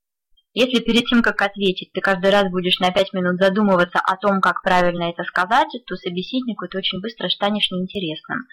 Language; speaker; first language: Russian; native; Russian